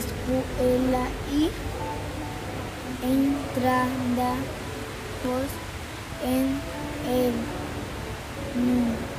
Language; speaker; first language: Spanish; non-native, learner; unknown